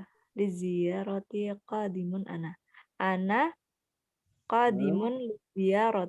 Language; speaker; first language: Arabic; non-native, learner; Indonesian